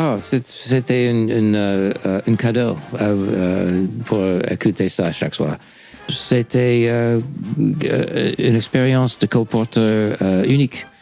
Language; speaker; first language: French; non-native, fluent; English